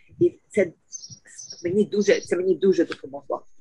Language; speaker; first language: Ukrainian; early bilingual, heritage; Ukrainian